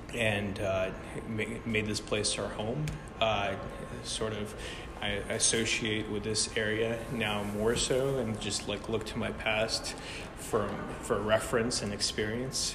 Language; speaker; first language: English; early bilingual, other home language; Ukrainian